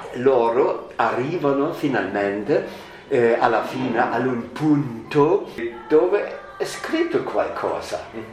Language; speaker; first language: Italian; non-native, learner; German